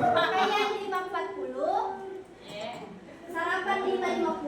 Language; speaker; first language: Indonesian; native; Indonesian